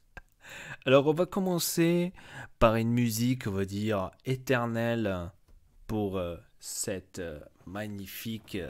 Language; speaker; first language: French; native; French